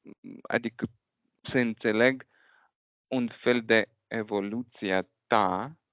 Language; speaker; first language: Romanian; non-native, fluent; Russian